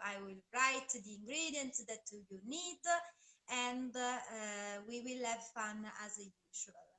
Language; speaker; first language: English; non-native, fluent; Italian